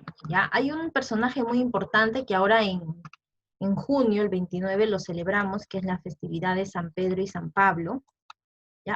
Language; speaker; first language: Spanish; native; Spanish